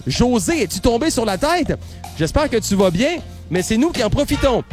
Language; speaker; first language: French; native; French